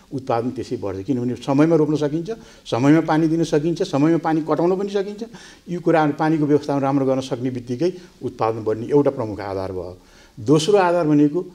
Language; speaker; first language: Nepali; native; Nepali